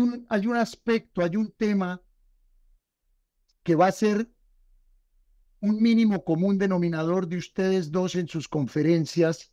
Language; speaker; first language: Spanish; native; Spanish